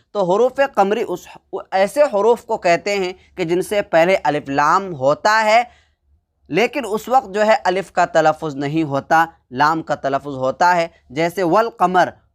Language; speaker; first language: Hindi; native; Hindi